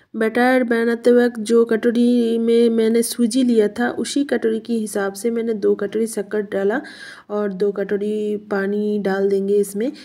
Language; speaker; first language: Hindi; non-native, local second language; Bangla